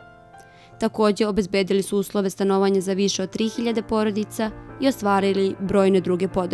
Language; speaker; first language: Serbian; native; Serbian